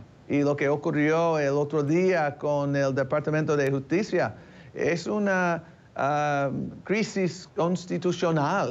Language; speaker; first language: Spanish; early bilingual, heritage; English